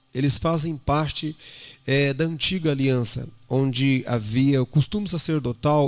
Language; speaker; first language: Portuguese; native; Portuguese